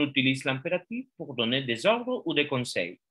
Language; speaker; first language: French; non-native, fluent; Spanish